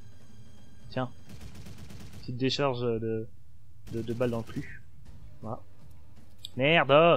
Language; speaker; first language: French; native; French